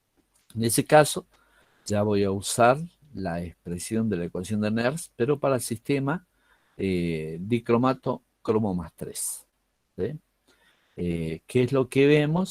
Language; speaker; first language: Spanish; native; Spanish